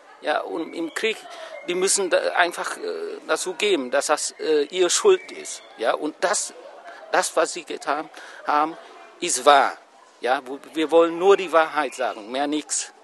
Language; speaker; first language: German; non-native, fluent; Vietnamese